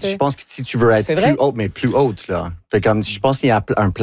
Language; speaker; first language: French; non-native, learner; English